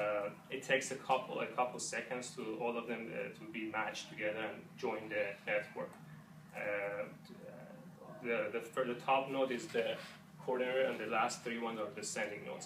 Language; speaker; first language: English; non-native, fluent; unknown